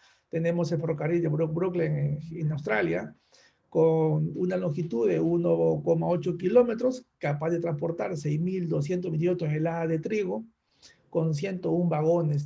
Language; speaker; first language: Spanish; native; Spanish